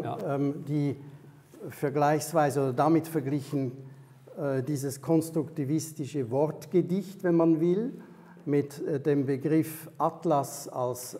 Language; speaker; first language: German; native; German